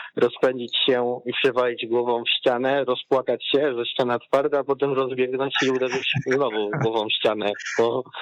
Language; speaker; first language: Polish; native; Polish